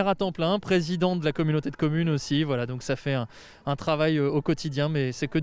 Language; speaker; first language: French; native; French